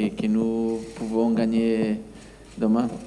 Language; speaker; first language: French; non-native, learner; Spanish